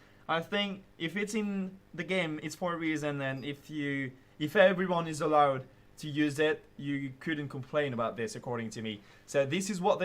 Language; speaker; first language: English; non-native, fluent; French